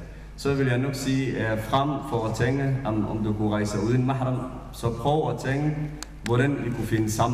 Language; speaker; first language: Danish; non-native, fluent; Somali